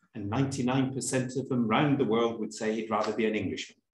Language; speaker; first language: English; native; English